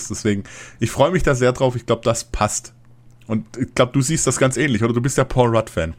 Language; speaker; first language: German; native; German